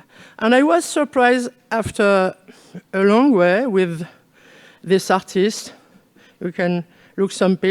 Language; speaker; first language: English; non-native, learner; French